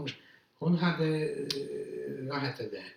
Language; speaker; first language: Swedish; non-native, fluent; Polish